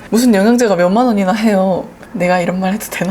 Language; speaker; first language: Korean; native; Korean